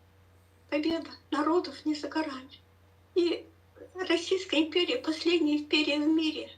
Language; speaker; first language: Russian; native; Russian